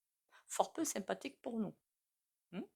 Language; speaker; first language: French; native; French